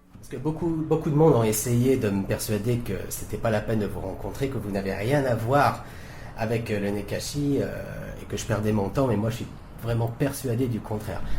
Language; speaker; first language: French; native; French